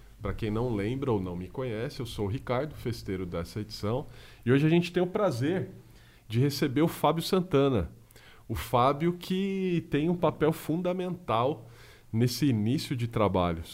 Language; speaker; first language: Portuguese; native; Portuguese